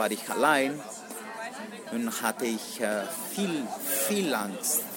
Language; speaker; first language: German; non-native, learner; Greek